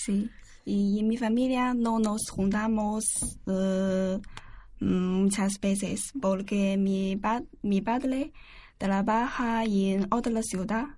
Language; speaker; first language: Spanish; non-native, learner; Chinese